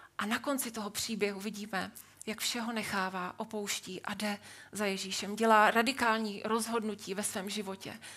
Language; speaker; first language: Czech; native; Czech